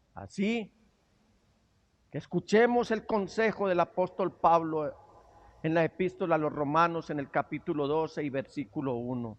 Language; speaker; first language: Spanish; native; Spanish